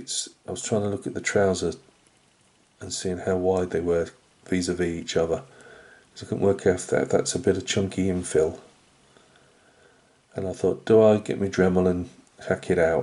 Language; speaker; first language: English; native; English